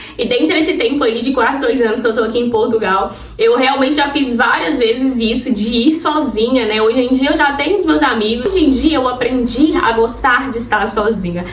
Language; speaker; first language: Portuguese; native; Portuguese